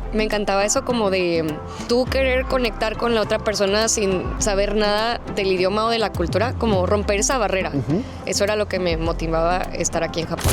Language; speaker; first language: Spanish; native; Spanish